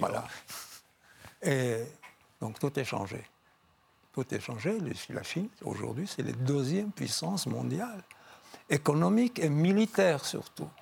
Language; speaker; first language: French; non-native, fluent; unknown